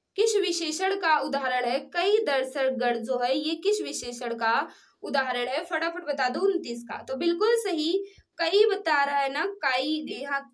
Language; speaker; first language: Hindi; native; Hindi